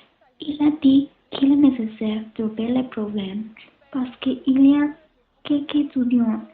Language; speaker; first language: French; non-native, learner; Spanish